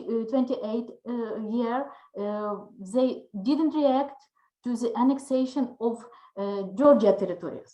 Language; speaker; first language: English; non-native, learner; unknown